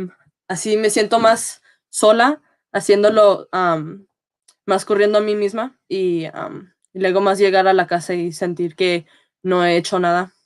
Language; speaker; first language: Spanish; early bilingual, heritage; Spanish